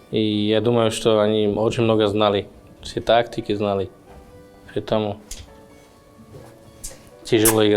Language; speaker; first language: Russian; non-native, fluent; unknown